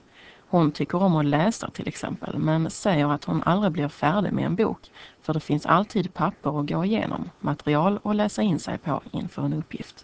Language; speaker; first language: Swedish; native; Swedish